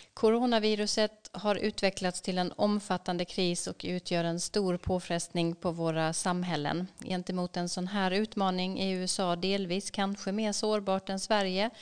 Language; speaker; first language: Swedish; native; Swedish